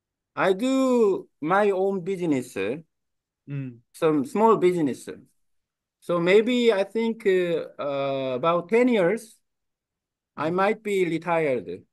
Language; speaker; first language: English; non-native, learner; Korean